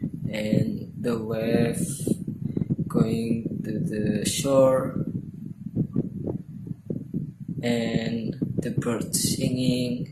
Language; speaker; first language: English; non-native, learner; Indonesian